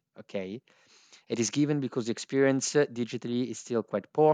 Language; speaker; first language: English; non-native, fluent; Italian